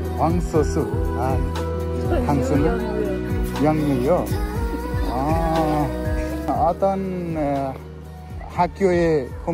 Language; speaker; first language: Korean; non-native, learner; Nepali